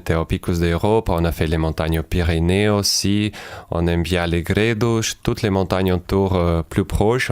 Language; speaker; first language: French; non-native, fluent; Ukrainian